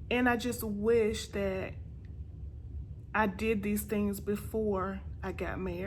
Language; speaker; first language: English; native; English